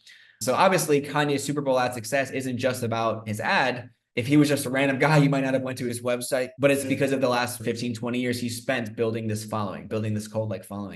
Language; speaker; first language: English; native; English